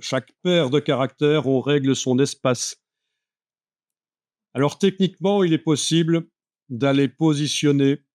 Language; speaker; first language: French; native; French